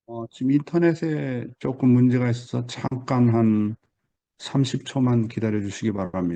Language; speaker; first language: Korean; native; Korean